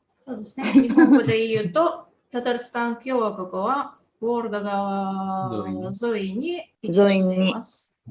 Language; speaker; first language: Japanese; non-native, fluent; Tatar